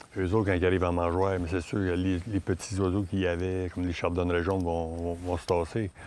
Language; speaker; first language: French; native; French